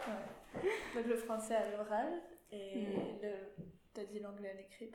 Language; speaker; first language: French; native; French